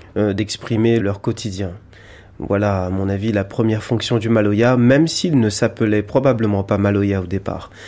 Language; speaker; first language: French; native; French